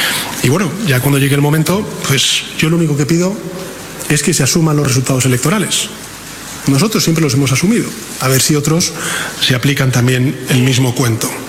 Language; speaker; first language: Spanish; native; Spanish